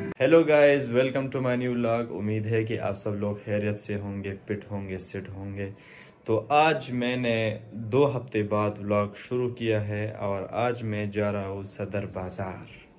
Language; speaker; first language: Urdu; non-native, local second language; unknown